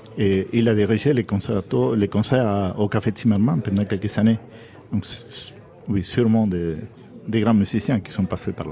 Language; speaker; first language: French; non-native, fluent; Spanish